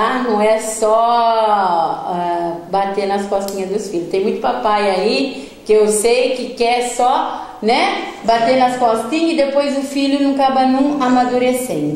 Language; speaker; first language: Portuguese; native; Portuguese